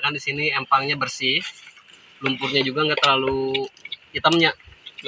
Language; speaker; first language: Indonesian; non-native, local second language; Sundanese